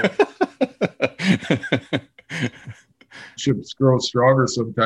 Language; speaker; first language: English; native; English